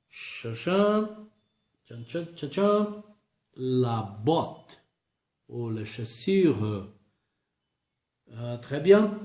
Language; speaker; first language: French; non-native, learner; Portuguese